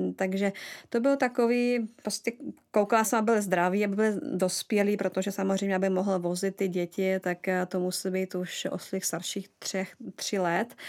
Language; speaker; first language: Czech; non-native, fluent; Russian